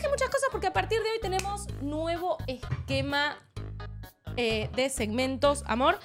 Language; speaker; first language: Spanish; native; Spanish